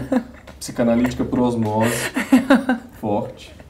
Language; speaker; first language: Portuguese; native; Portuguese